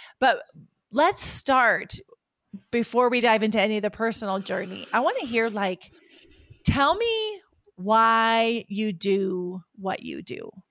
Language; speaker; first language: English; native; English